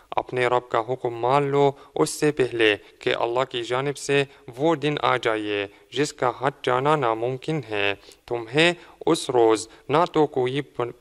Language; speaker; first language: Urdu; non-native, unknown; Arabic